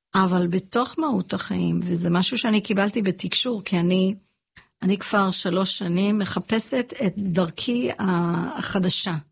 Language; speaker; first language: Hebrew; early bilingual, other home language; English